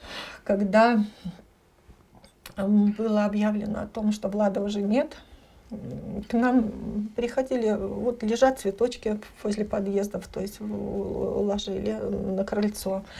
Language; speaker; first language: Russian; native; Russian